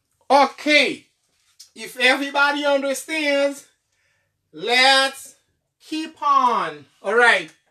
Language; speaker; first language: English; non-native, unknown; Haitian Creole